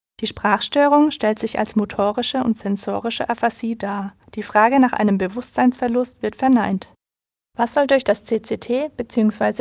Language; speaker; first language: German; native; German